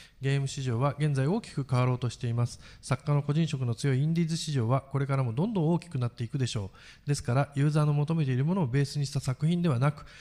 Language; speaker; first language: Japanese; native; Japanese